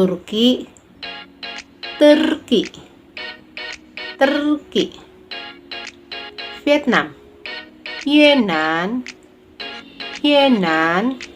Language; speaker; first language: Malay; non-native, local second language; Javanese